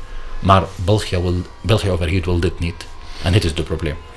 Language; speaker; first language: Dutch; non-native, learner; Arabic